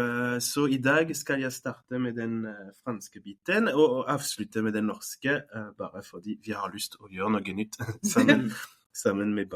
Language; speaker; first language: Norwegian; non-native, fluent; French